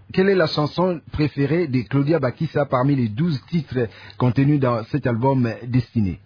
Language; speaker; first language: French; non-native, local second language; Lingala